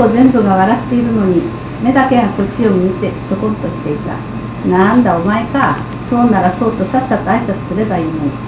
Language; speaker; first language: Japanese; native; Japanese